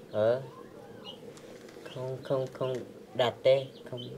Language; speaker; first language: Vietnamese; non-native, local second language; Hmong